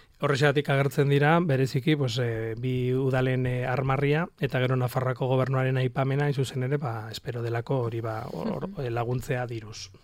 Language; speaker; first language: Basque; non-native, local second language; Spanish